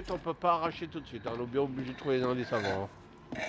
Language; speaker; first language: French; native; French